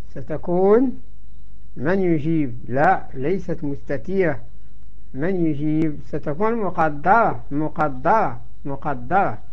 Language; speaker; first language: Arabic; native; Arabic